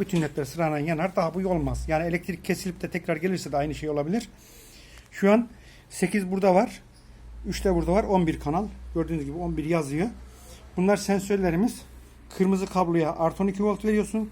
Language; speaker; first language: Turkish; native; Turkish